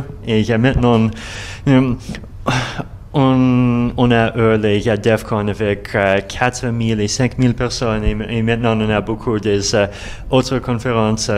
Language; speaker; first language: French; non-native, learner; Russian